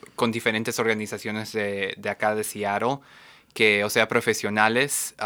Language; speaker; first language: Spanish; native; Spanish